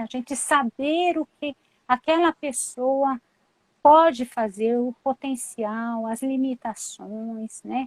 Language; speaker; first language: Portuguese; native; Portuguese